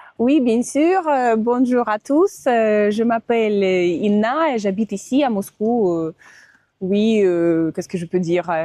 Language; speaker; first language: French; non-native, fluent; Russian